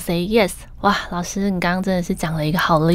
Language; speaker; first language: Chinese; native; Chinese